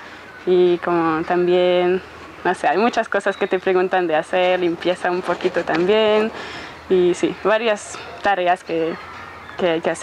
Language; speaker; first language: Spanish; non-native, fluent; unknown